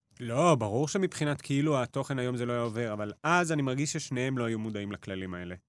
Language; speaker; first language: Hebrew; native; Hebrew